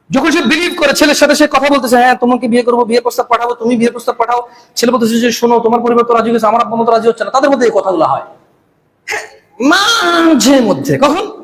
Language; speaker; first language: Bangla; early bilingual, heritage; Bangla